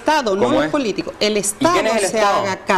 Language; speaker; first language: Spanish; native; Spanish